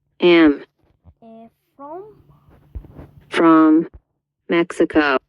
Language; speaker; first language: English; non-native, learner; Turkish